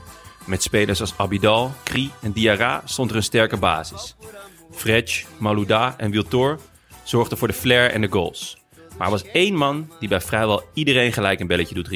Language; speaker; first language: Dutch; native; Dutch